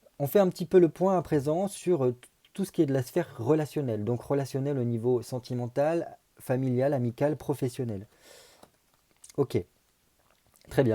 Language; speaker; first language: French; native; French